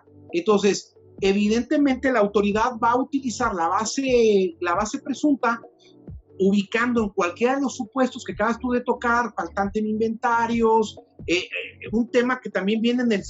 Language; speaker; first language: Spanish; native; Spanish